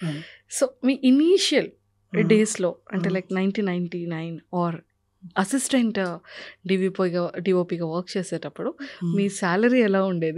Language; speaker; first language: Telugu; native; Telugu